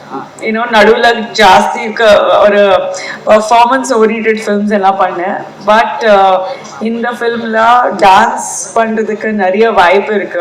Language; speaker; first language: Tamil; non-native, fluent; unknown